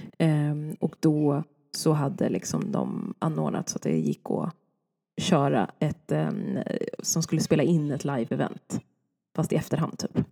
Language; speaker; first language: Swedish; native; Swedish